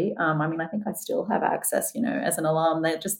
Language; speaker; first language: English; native; English